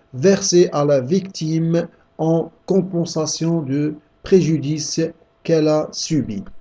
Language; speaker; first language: French; non-native, local second language; Arabic